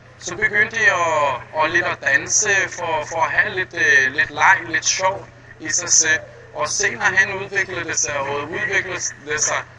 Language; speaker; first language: Danish; non-native, fluent; Portuguese